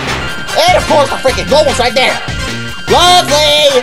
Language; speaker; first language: English; native; English